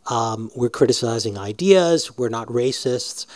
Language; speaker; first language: English; native; English